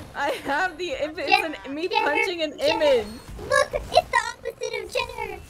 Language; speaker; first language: English; native; English